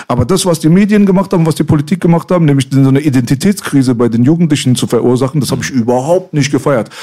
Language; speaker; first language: German; early bilingual, other home language; Persian